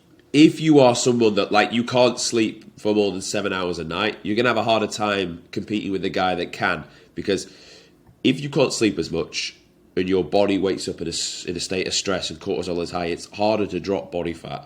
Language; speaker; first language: English; native; English